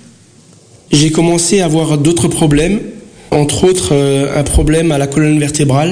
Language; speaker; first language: French; early bilingual, other home language; Portuguese